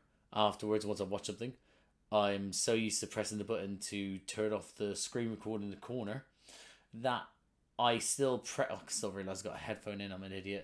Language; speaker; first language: English; native; English